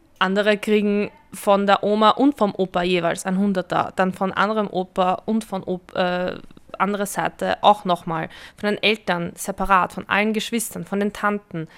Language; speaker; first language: German; early bilingual, other home language; Polish